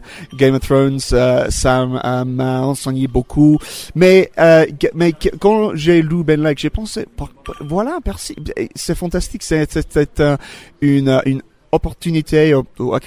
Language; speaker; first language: French; non-native, learner; English